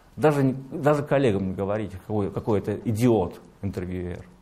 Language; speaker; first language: Russian; native; Russian